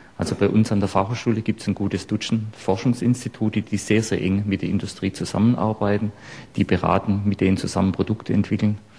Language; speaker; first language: German; native; German